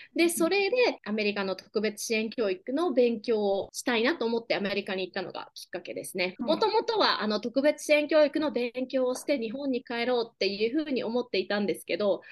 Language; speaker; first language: Japanese; native; Japanese